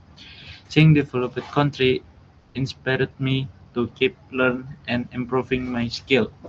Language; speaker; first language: English; non-native, learner; Indonesian